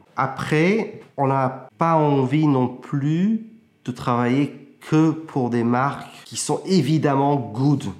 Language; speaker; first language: French; early bilingual, heritage; French